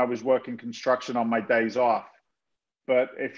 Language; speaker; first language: English; native; English